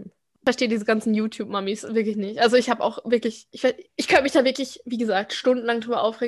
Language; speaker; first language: German; native; German